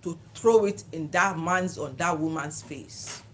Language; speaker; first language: English; non-native, local second language; Yoruba